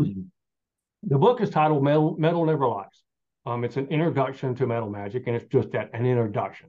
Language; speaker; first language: English; native; English